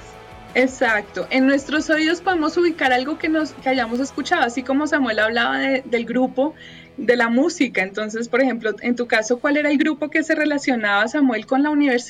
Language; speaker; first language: Spanish; native; Spanish